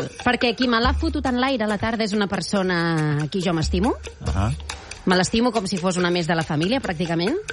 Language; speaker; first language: Catalan; native; Catalan